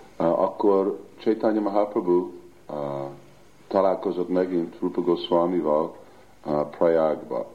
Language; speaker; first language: Hungarian; early bilingual, heritage; Hungarian